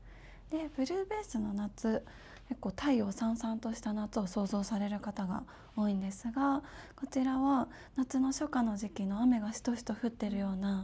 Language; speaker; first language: Japanese; native; Japanese